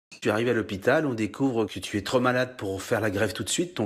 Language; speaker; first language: French; native; French